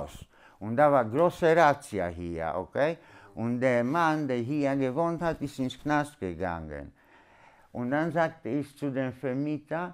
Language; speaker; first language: German; non-native, learner; Polish